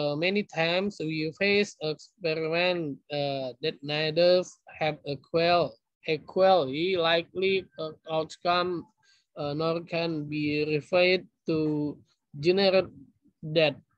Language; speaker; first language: English; non-native, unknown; Indonesian